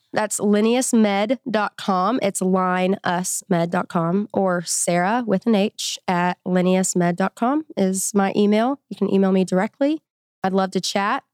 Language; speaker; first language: English; native; English